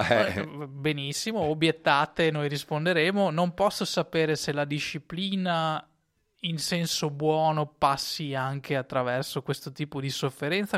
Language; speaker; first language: Italian; native; Italian